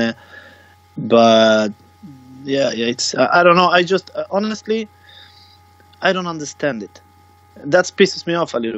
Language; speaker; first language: English; non-native, fluent; Swedish